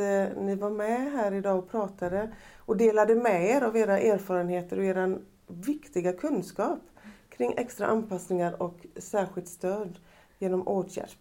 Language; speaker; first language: Swedish; native; Swedish